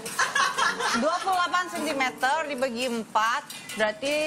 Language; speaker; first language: Indonesian; native; Indonesian